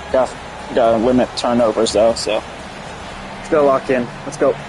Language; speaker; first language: English; native; English